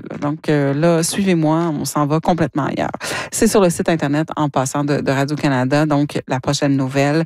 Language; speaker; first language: French; native; French